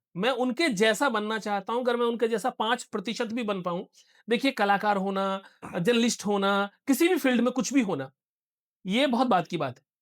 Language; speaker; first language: Hindi; native; Hindi